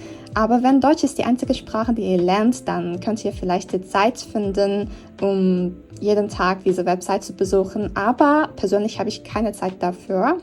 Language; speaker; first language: German; non-native, fluent; Turkish